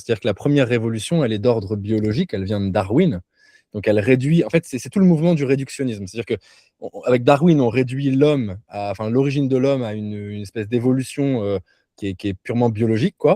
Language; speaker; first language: French; native; French